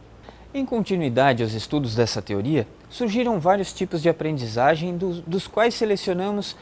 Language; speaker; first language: Portuguese; native; Portuguese